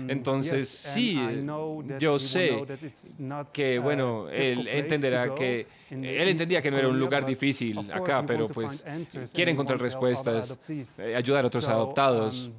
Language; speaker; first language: Spanish; non-native, fluent; Dutch